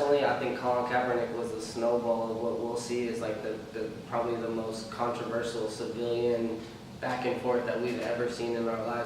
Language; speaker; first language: English; native; English